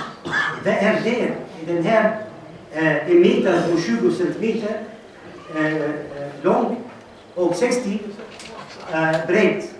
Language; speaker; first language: Swedish; non-native, fluent; Arabic